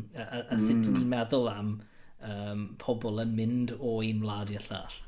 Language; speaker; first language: Welsh; non-native, local second language; English